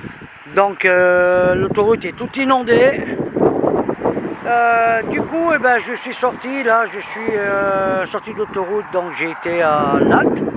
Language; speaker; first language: French; native; French